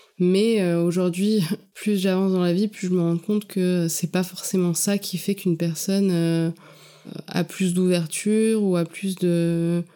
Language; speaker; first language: French; native; French